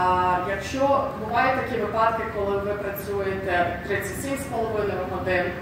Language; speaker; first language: Ukrainian; native; Ukrainian